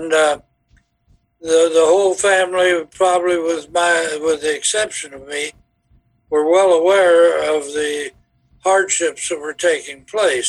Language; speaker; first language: English; native; English